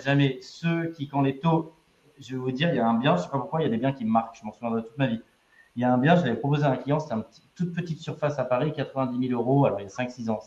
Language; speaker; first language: French; native; French